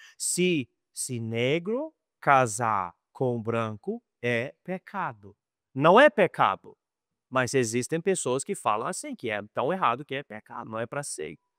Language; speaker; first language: Portuguese; non-native, fluent; English